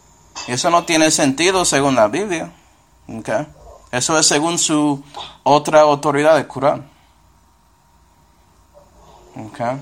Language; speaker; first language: Spanish; non-native, fluent; English